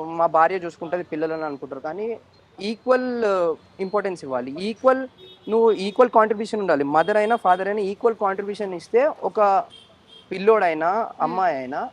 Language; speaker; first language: Telugu; native; Telugu